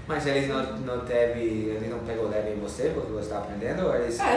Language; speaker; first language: Portuguese; non-native, fluent; English